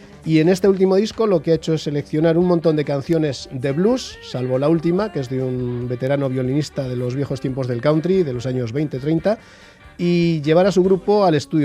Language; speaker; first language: Spanish; native; Spanish